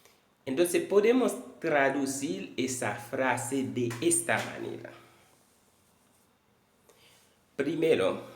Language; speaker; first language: Spanish; non-native, fluent; Haitian Creole